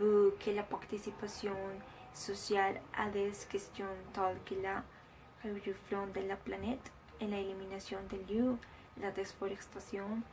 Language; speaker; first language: French; non-native, learner; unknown